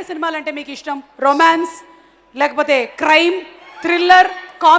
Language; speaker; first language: Telugu; native; Telugu